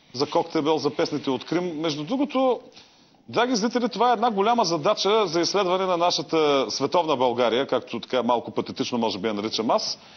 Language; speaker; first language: Bulgarian; native; Bulgarian